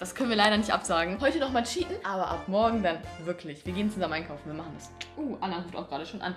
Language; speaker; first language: German; native; German